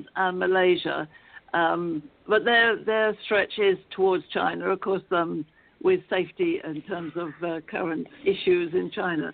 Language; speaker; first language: English; native; English